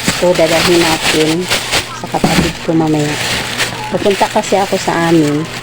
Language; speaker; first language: Filipino; non-native, local second language; Cebuano